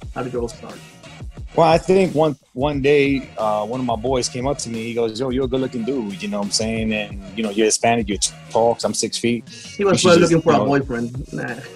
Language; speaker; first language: English; native; English